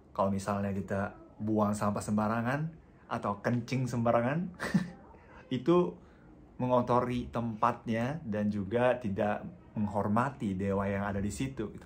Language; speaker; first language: Indonesian; non-native, fluent; Japanese